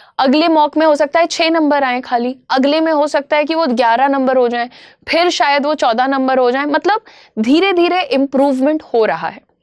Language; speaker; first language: Hindi; native; Hindi